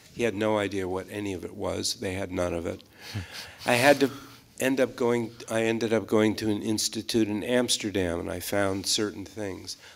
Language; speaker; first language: English; native; English